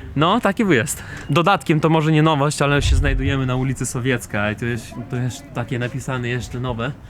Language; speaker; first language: Polish; non-native, fluent; Russian